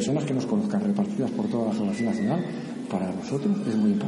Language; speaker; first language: Spanish; native; Spanish